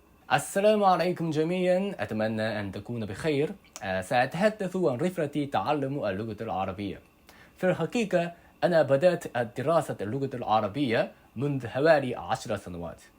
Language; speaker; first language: Arabic; non-native, learner; Japanese